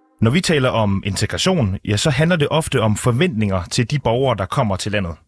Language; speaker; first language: Danish; native; Danish